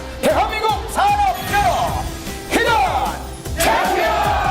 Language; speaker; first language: Korean; native; Korean